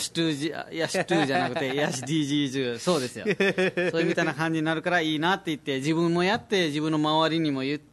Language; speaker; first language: Japanese; non-native, fluent; Nepali